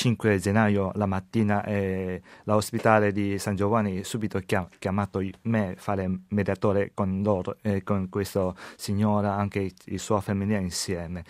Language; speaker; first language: Italian; non-native, learner; Chinese